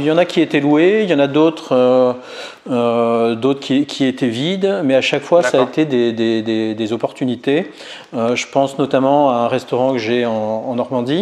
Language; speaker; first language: French; native; French